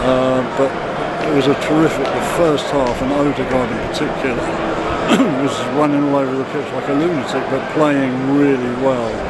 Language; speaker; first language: English; native; English